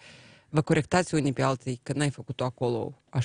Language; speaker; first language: Romanian; native; Romanian